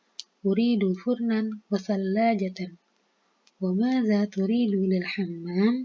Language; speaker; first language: Arabic; non-native, fluent; Indonesian